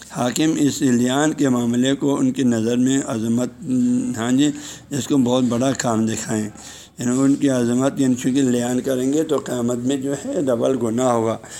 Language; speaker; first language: Urdu; non-native, local second language; Balti